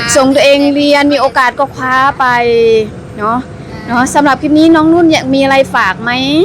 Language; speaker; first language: Thai; native; Thai